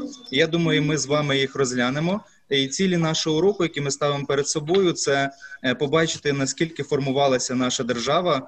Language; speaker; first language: Ukrainian; native; Ukrainian